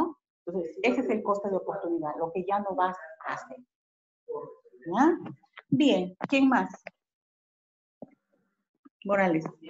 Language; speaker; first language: Spanish; native; Spanish